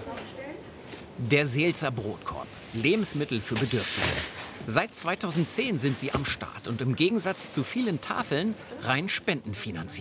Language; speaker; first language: German; native; German